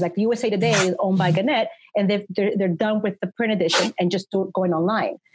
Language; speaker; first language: English; early bilingual, other home language; Spanish